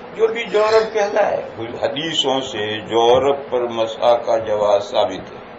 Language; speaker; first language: Urdu; non-native, local second language; Gujarati